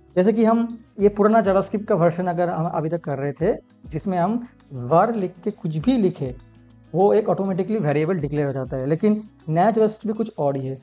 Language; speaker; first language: Hindi; non-native, local second language; Bangla